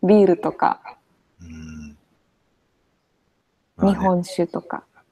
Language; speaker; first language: Japanese; non-native, fluent; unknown